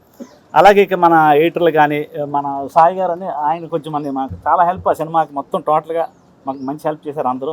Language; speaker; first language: Telugu; native; Telugu